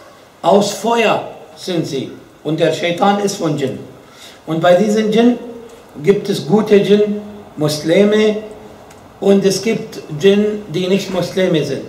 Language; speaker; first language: German; non-native, fluent; Arabic